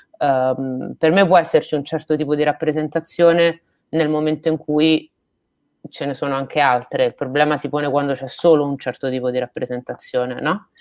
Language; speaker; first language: Italian; native; Italian